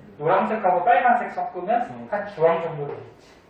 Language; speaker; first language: Korean; native; Korean